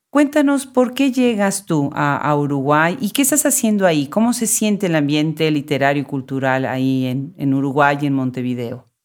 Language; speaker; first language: Spanish; native; Spanish